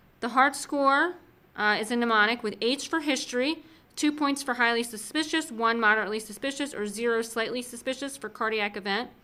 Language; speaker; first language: English; native; English